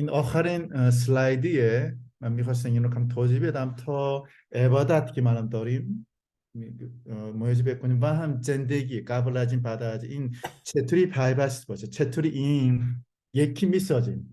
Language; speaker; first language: Persian; non-native, learner; Korean